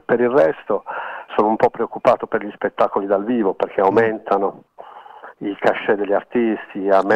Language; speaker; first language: Italian; native; Italian